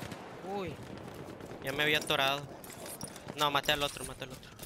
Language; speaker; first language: Spanish; native; Spanish